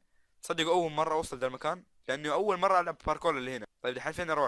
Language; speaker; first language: Arabic; native; Arabic